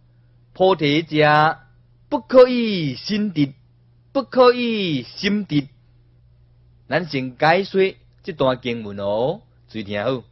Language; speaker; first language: Chinese; non-native, local second language; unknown